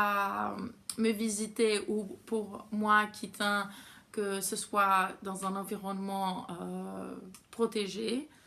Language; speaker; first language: French; non-native, fluent; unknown